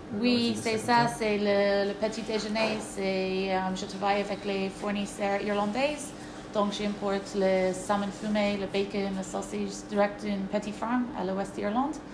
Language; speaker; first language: French; non-native, learner; English